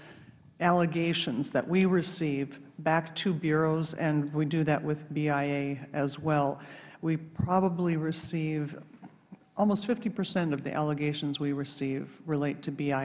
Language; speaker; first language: English; native; English